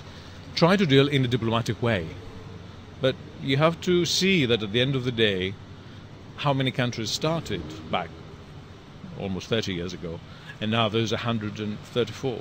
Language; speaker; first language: English; non-native, fluent; Greek